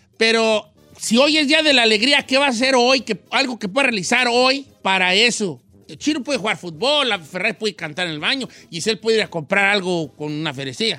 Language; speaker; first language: Spanish; native; Spanish